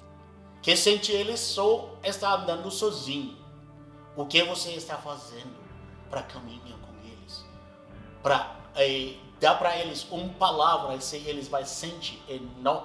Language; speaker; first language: Portuguese; non-native, learner; Arabic